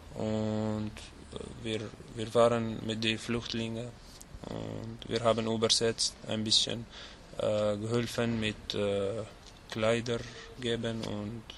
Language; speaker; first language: German; non-native, learner; Arabic